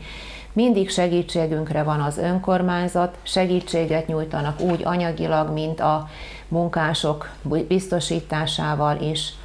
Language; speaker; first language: Hungarian; native; Hungarian